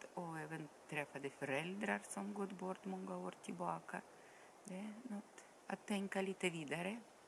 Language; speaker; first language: Swedish; non-native, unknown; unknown